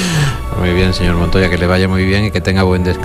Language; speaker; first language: Spanish; native; Spanish